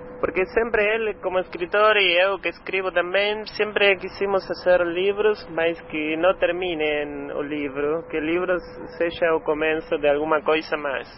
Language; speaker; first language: Portuguese; non-native, learner; Spanish